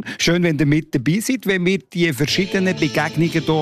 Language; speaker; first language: German; native; German